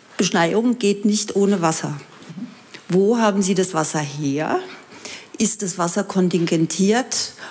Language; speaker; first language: German; native; German